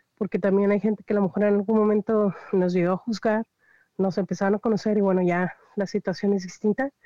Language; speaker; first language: Spanish; native; Spanish